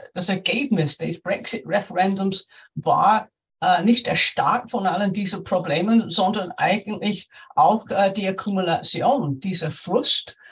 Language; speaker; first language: German; non-native, fluent; English